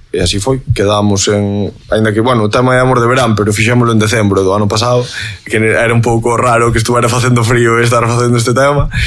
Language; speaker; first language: Galician; native; Galician